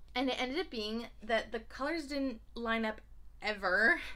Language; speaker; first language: English; native; English